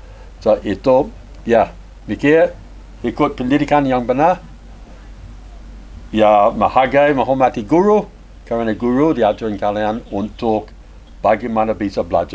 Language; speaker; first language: Indonesian; non-native, learner; English